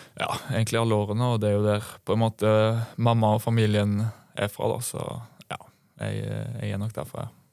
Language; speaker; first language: Norwegian; native; Norwegian